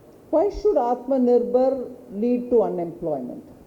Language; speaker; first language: English; non-native, local second language; Tamil